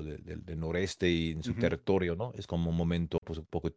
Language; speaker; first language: Spanish; non-native, fluent; English